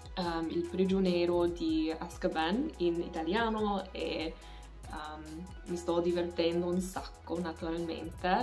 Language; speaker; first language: Italian; non-native, fluent; English